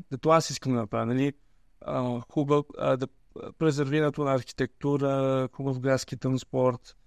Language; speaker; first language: Bulgarian; early bilingual, heritage; Bulgarian